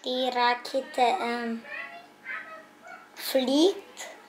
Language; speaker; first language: German; non-native, learner; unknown